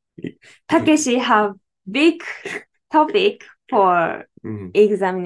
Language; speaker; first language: English; non-native, learner; Japanese